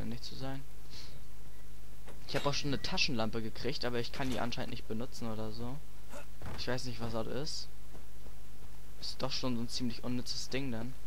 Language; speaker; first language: German; native; German